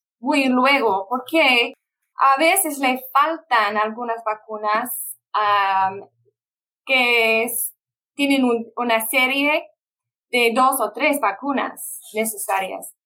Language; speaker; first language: Spanish; non-native, fluent; English